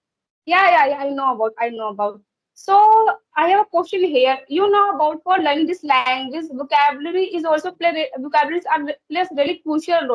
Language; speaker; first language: English; non-native, learner; Hindi